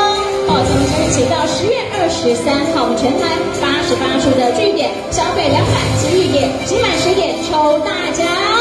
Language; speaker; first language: Chinese; native; Chinese